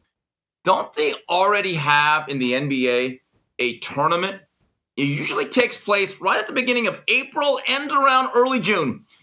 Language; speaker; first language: English; native; English